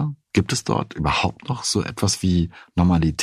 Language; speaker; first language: German; native; German